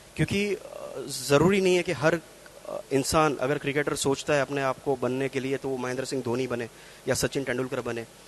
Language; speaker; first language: Hindi; non-native, local second language; Gujarati